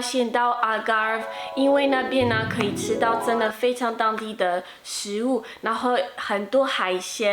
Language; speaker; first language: Chinese; non-native, fluent; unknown